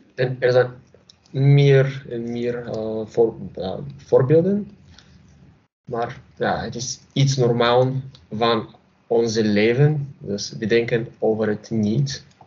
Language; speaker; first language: Dutch; non-native, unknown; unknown